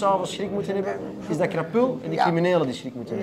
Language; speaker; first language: Dutch; native; Dutch